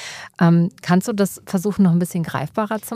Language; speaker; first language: German; native; German